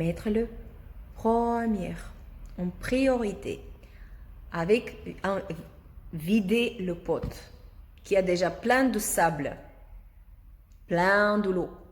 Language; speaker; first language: French; non-native, learner; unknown